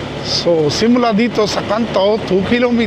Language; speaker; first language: Filipino; non-native, learner; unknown